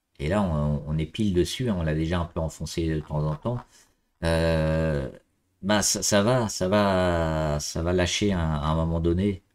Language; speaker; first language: French; native; French